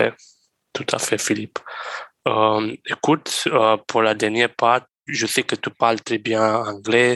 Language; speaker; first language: French; non-native, learner; Romanian